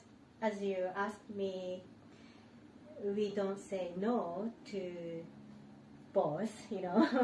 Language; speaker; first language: English; non-native, learner; Japanese